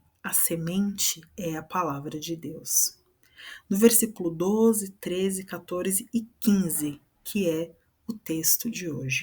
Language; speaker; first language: Portuguese; native; Portuguese